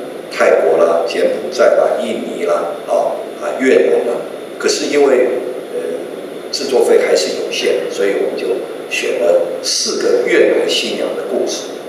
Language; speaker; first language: Chinese; native; Chinese